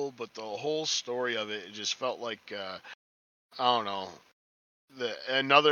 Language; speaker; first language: English; native; English